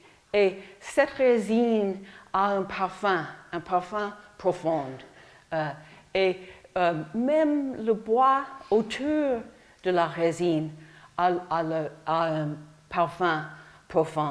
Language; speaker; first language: French; non-native, fluent; English